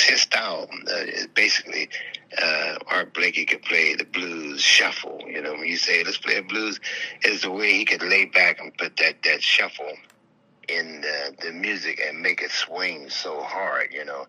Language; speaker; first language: English; native; English